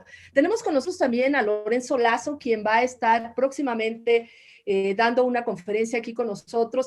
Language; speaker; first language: Spanish; native; Spanish